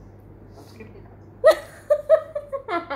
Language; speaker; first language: English; non-native, learner; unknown